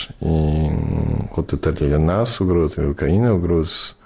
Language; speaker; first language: Russian; non-native, fluent; English